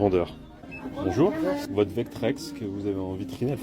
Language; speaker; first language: French; native; French